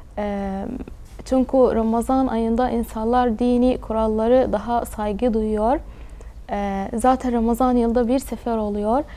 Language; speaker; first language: Turkish; early bilingual, other home language; Arabic